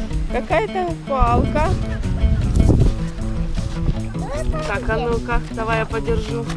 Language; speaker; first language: Russian; native; Russian